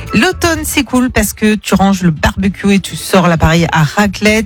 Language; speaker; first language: French; native; French